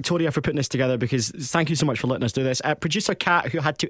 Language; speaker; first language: English; native; English